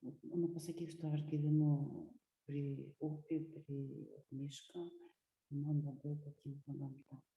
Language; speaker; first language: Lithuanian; non-native, local second language; Russian